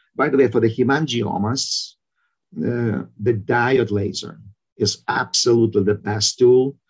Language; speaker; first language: English; non-native, fluent; Ukrainian